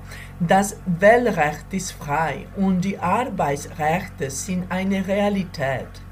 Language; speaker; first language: German; non-native, learner; Spanish